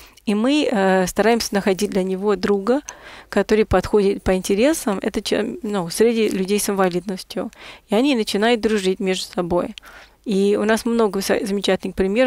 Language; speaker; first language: Russian; non-native, fluent; English